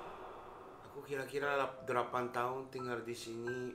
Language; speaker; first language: Indonesian; non-native, fluent; Japanese